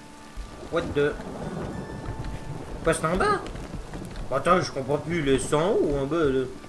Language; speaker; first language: French; native; French